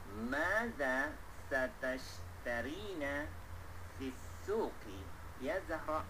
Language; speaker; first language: Arabic; non-native, fluent; Malay